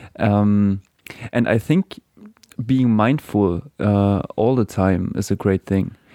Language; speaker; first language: English; non-native, fluent; German